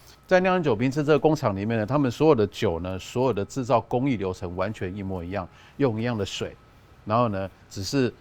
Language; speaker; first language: Chinese; native; Chinese